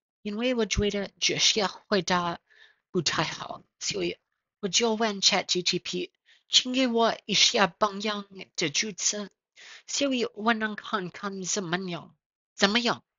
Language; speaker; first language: Chinese; non-native, learner; English